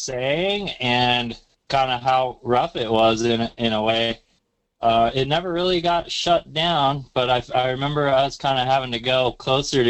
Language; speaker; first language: English; native; English